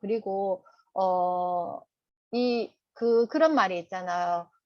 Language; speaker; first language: Korean; native; Korean